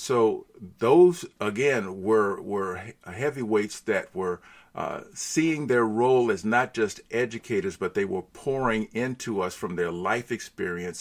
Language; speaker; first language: English; native; English